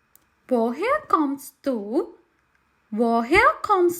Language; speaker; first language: German; non-native, learner; Sinhala